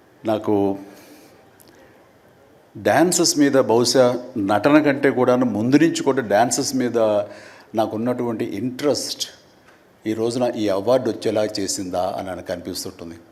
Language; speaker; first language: Telugu; native; Telugu